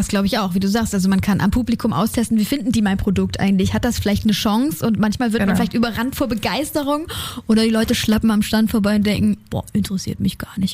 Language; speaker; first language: German; native; German